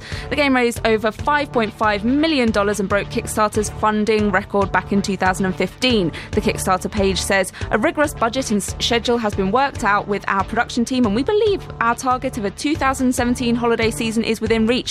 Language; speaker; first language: English; native; English